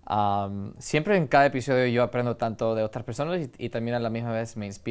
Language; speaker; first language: Spanish; early bilingual, heritage; Spanish